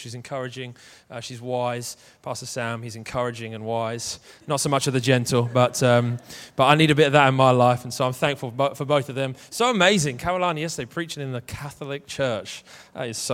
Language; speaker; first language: English; native; English